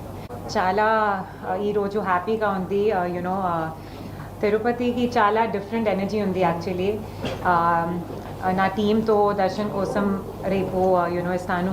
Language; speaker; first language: Telugu; non-native, learner; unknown